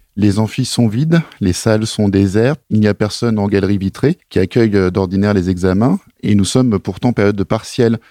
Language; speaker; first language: French; native; French